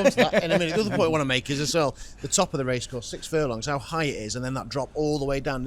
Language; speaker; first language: English; native; English